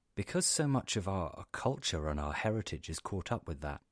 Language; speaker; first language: English; native; English